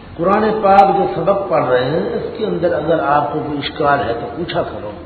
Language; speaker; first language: Urdu; non-native, local second language; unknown